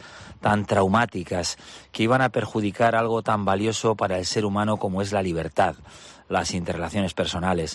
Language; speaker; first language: Spanish; native; Spanish